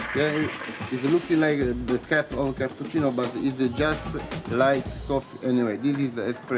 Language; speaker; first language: English; non-native, learner; Italian